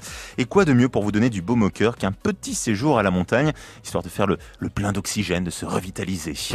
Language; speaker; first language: French; native; French